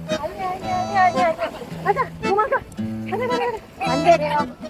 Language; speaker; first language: Korean; native; Korean